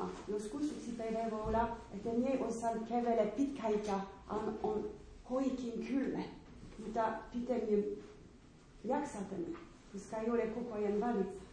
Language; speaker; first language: Finnish; non-native, learner; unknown